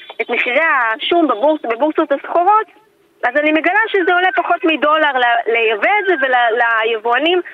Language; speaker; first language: Hebrew; native; Hebrew